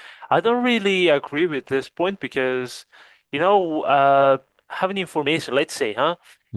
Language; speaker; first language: English; non-native, fluent; Malagasy